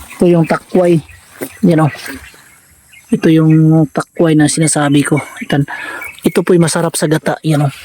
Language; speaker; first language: Filipino; non-native, local second language; Cebuano